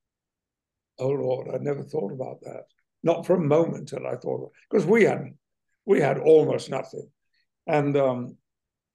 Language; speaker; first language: English; native; English